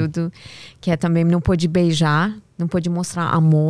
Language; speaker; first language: Portuguese; non-native, learner; Persian